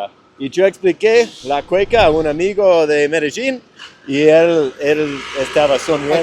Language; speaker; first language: Spanish; non-native, fluent; English